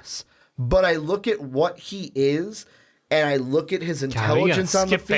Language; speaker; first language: English; native; English